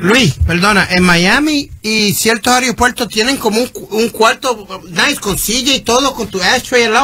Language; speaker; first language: Spanish; early bilingual, heritage; Spanish